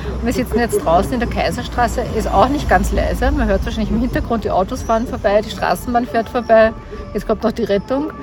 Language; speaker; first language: German; native; German